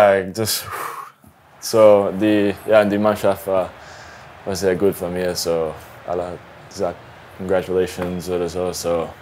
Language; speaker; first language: German; non-native, learner; English